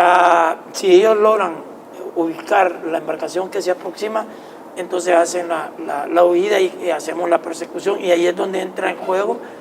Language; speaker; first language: Spanish; native; Spanish